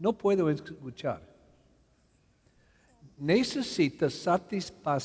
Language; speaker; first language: Spanish; non-native, learner; English